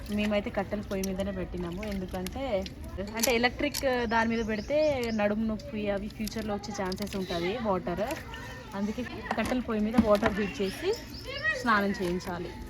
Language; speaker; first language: Telugu; non-native, local second language; Lambadi